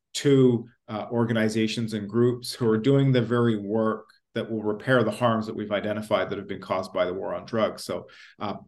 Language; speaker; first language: English; native; English